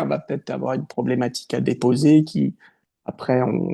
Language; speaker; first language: French; native; French